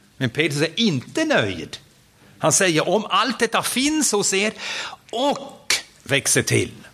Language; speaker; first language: Swedish; non-native, fluent; German